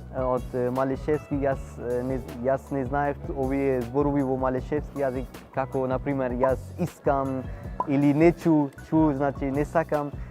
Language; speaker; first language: Macedonian; non-native, learner; Urdu